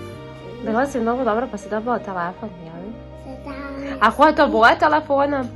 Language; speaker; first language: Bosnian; early bilingual, heritage; Serbian